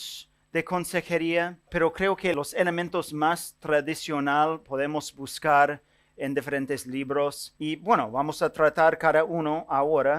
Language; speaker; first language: Spanish; non-native, fluent; English